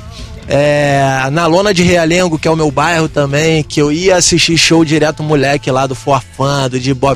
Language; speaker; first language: Portuguese; native; Portuguese